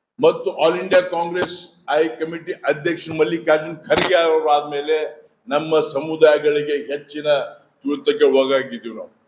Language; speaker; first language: Kannada; non-native, local second language; Lambadi